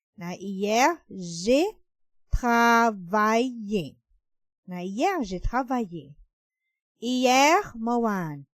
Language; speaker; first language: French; non-native, fluent; Thai